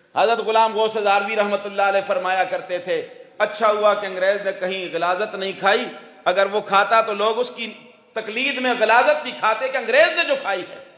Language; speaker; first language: Urdu; non-native, local second language; Pashto